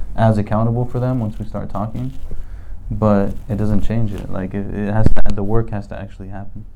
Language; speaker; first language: English; native; English